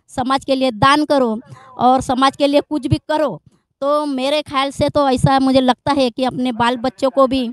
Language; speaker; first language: Hindi; non-native, local second language; Marathi